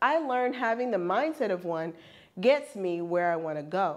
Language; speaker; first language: English; non-native, fluent; German